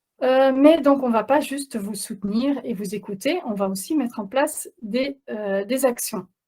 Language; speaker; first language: French; non-native, fluent; Dutch